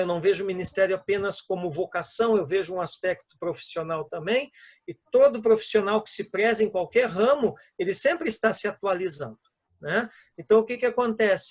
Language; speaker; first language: Portuguese; native; Portuguese